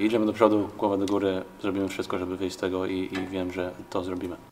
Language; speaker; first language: Polish; non-native, fluent; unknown